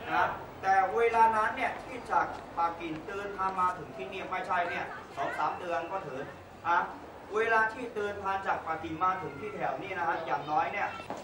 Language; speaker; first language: Thai; non-native, fluent; Chinese